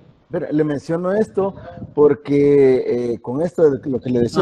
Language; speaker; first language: Spanish; native; Spanish